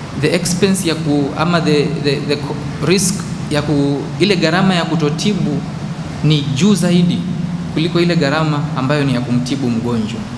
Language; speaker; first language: Swahili; native; Swahili